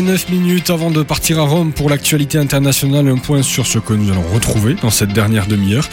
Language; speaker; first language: French; native; French